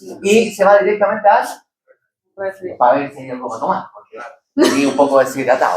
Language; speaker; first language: Spanish; native; Spanish